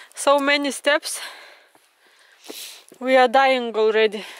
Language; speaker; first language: English; non-native, fluent; Lithuanian